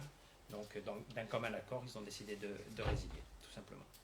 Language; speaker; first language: French; native; French